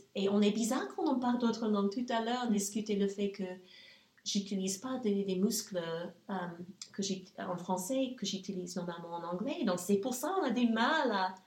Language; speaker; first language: French; non-native, fluent; English